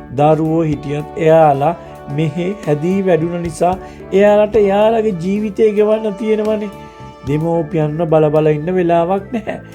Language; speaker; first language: Sinhala; native; Sinhala